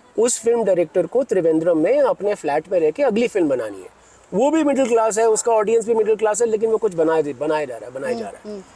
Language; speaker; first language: Hindi; non-native, local second language; Bangla